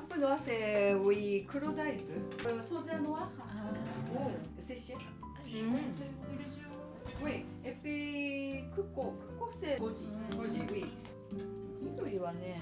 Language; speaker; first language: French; non-native, learner; Japanese